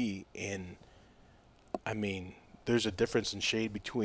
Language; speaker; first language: English; native; English